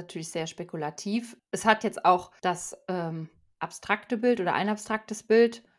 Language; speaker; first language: German; native; German